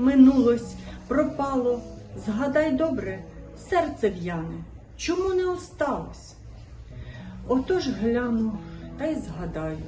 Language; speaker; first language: Ukrainian; native; Ukrainian